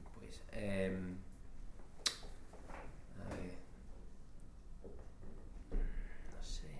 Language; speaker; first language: Spanish; non-native, fluent; English